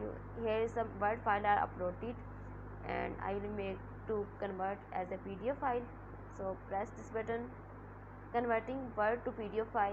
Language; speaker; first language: English; non-native, local second language; Urdu